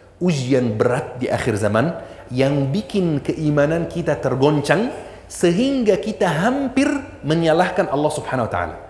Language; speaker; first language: Indonesian; non-native, fluent; Arabic